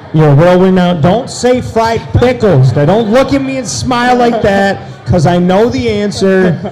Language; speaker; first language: English; early bilingual, other home language; Italian